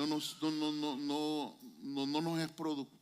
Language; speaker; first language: Spanish; native; Spanish